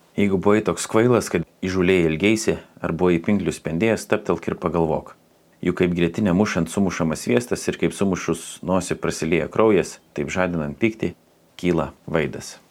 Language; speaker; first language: Lithuanian; native; Lithuanian